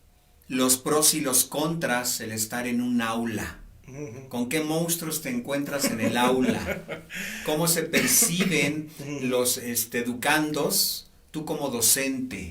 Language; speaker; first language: Spanish; native; Spanish